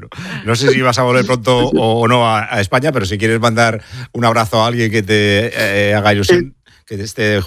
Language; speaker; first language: Spanish; native; Spanish